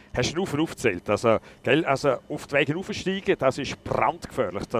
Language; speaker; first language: German; native; German